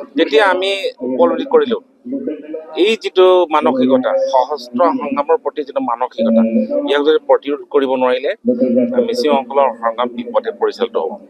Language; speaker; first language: Assamese; non-native, local second language; Mising